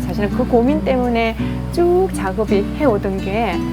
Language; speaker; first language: Korean; native; Korean